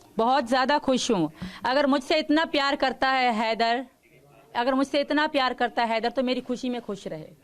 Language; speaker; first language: Urdu; non-native, local second language; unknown